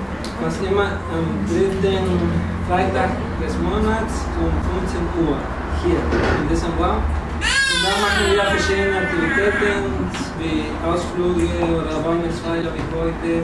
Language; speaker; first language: German; non-native, fluent; Spanish